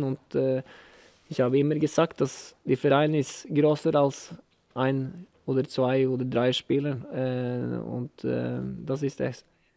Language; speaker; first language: German; non-native, learner; Norwegian